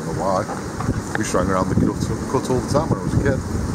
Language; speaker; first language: English; native; English